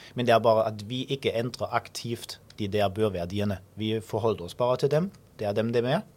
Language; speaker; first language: Norwegian; non-native, fluent; German